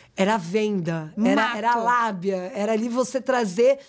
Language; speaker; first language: Portuguese; native; Portuguese